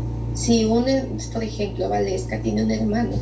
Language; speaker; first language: Spanish; native; Spanish